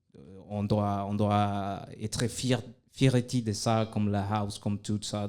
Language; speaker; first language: French; non-native, fluent; Spanish